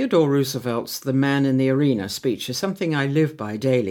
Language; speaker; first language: English; native; English